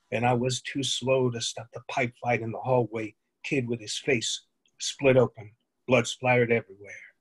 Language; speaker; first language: English; native; English